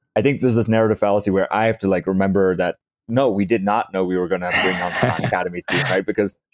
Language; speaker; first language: English; native; English